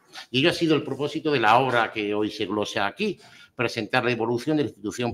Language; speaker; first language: Spanish; native; Spanish